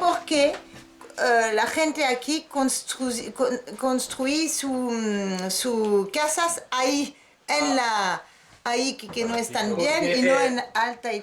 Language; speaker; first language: Spanish; non-native, learner; French